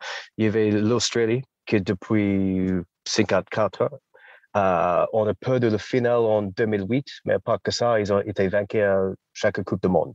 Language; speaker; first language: French; non-native, fluent; English